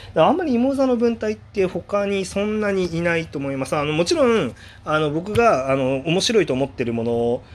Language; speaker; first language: Japanese; native; Japanese